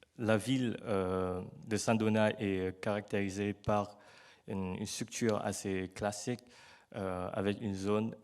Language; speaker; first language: French; non-native, learner; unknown